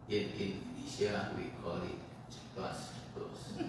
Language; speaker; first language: English; non-native, fluent; Indonesian